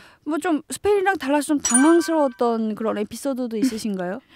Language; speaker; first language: Korean; native; Korean